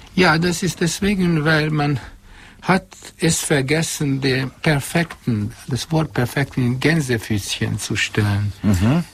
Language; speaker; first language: German; non-native, fluent; Hungarian